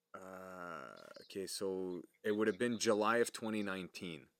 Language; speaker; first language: English; non-native, fluent; French